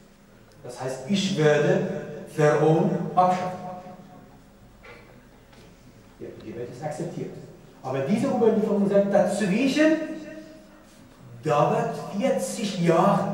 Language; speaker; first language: German; non-native, fluent; Persian